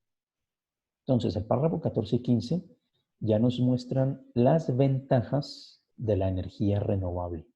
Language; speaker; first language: Spanish; native; Spanish